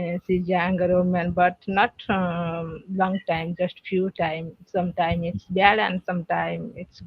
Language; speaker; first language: English; non-native, learner; Odia